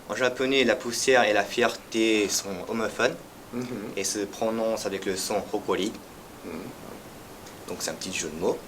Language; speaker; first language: French; early bilingual, heritage; French